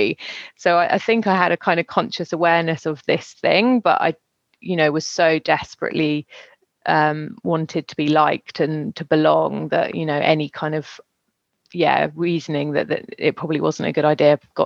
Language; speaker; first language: English; native; English